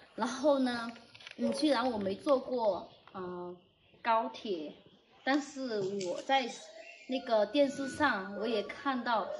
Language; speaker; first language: Chinese; non-native, fluent; Vietnamese